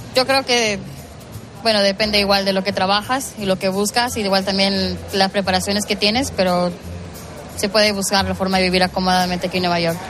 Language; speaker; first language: Spanish; early bilingual, heritage; Spanish